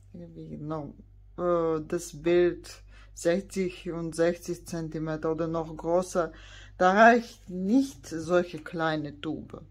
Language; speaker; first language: German; non-native, fluent; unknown